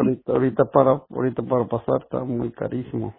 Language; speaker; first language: Spanish; native; Spanish